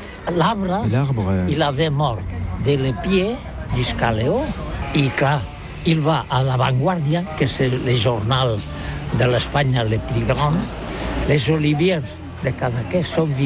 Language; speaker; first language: French; non-native, learner; Catalan